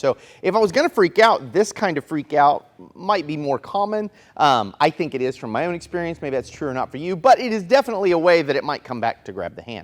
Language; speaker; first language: English; native; English